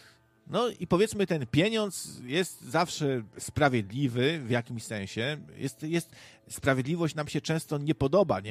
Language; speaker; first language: Polish; native; Polish